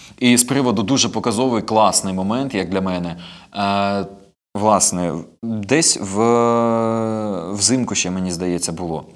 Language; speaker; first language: Ukrainian; non-native, local second language; Russian